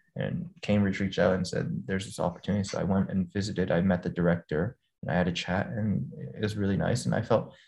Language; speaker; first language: English; native; English